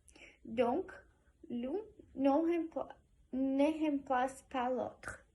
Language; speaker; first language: French; non-native, learner; Portuguese